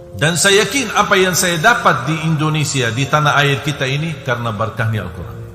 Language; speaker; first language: Indonesian; non-native, fluent; Arabic